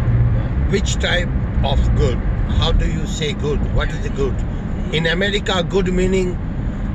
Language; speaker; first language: English; non-native, fluent; Urdu